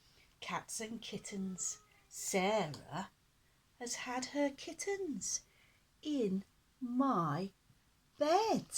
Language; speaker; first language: English; native; English